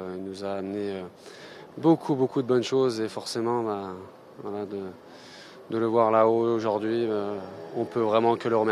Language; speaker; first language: French; native; French